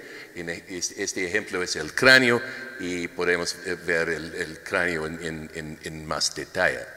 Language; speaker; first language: Spanish; non-native, learner; English